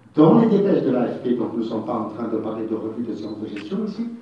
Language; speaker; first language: French; non-native, local second language; Arabic